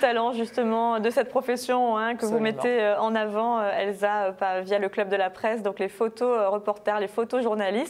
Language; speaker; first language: French; native; French